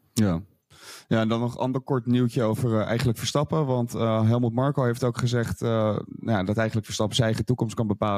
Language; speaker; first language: Dutch; native; Dutch